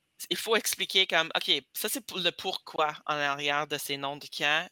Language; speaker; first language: French; non-native, fluent; English